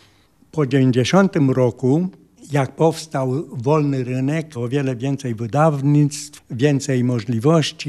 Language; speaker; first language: Polish; non-native, fluent; Romanian